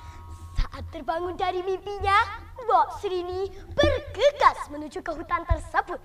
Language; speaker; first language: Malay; non-native, local second language; Javanese